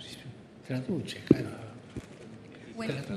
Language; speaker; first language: Italian; non-native, fluent; Spanish